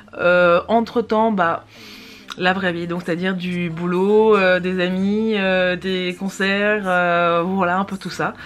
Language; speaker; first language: French; native; French